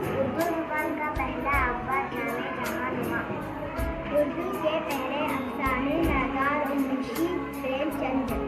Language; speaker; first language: Urdu; native; Urdu